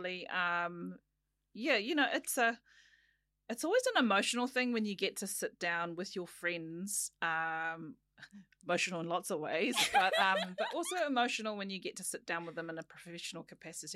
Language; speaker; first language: English; native; English